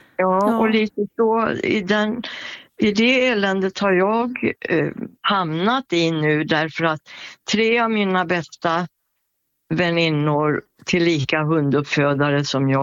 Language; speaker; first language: Swedish; native; Swedish